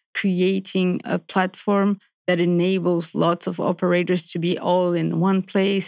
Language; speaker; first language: English; non-native, fluent; Portuguese